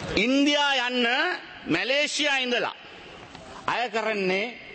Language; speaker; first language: Sinhala; non-native, local second language; Tamil